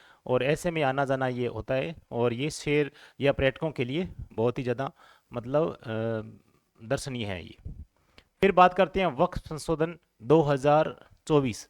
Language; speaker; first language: Hindi; native; Hindi